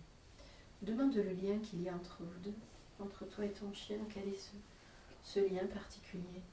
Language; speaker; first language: French; native; French